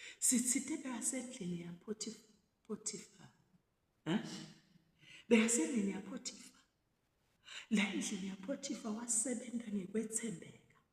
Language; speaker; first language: Zulu; non-native, local second language; Swati